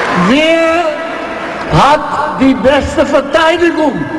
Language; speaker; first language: German; non-native, learner; Dutch